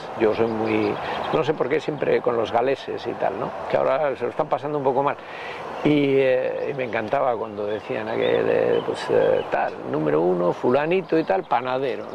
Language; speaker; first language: Spanish; native; Spanish